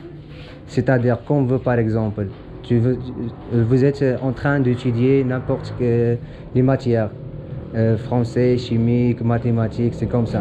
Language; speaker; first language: French; non-native, learner; Arabic